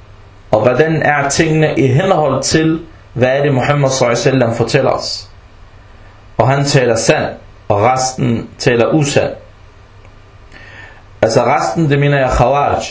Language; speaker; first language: Danish; early bilingual, other home language; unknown